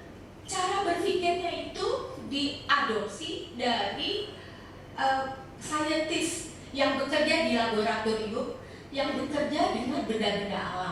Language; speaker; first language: Indonesian; native; Indonesian